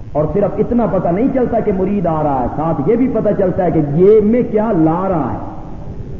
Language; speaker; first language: Urdu; non-native, local second language; Punjabi